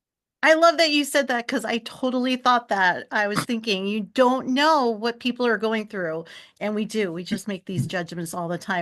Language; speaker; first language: English; native; English